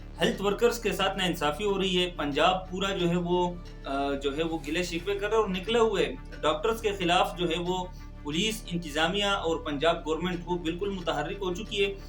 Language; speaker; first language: Urdu; non-native, local second language; Pashto